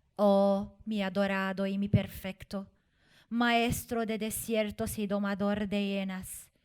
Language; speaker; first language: Spanish; non-native, fluent; Arabic